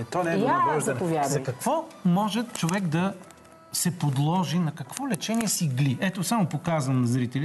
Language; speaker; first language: Bulgarian; native; Bulgarian